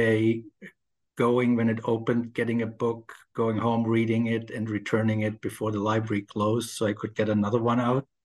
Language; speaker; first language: English; non-native, fluent; German